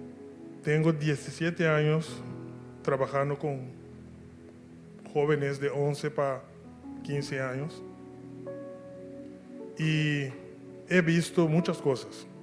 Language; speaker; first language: Spanish; non-native, local second language; Papiamento